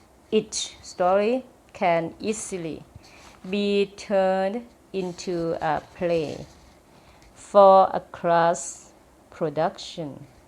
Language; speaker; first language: English; non-native, learner; Thai